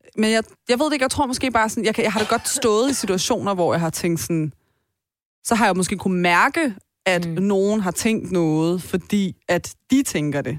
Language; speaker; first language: Danish; early bilingual, other home language; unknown